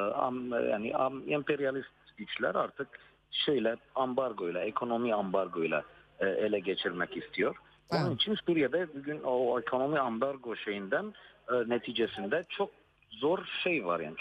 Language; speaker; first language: Turkish; non-native, fluent; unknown